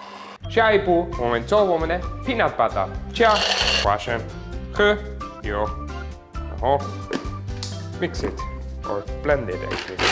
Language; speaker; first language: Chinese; non-native, learner; German